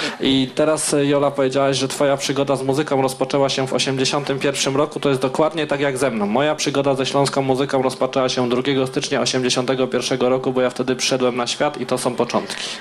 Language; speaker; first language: Polish; native; Polish